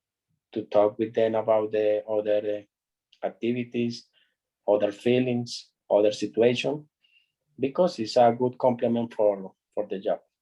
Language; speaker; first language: English; non-native, learner; Spanish